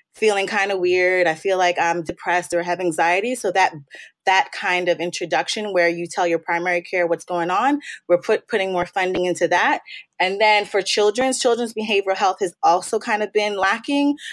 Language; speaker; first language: English; native; English